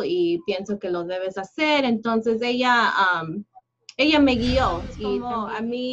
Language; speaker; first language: Spanish; early bilingual, heritage; Spanish